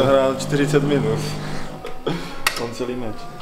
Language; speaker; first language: Polish; non-native, learner; Czech